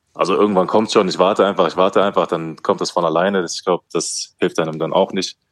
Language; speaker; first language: German; native; German